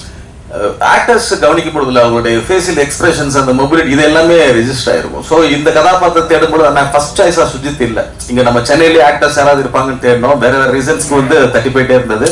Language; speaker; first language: Tamil; native; Tamil